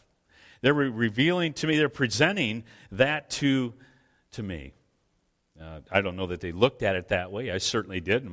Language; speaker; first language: English; native; English